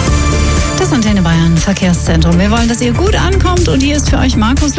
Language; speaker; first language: German; native; German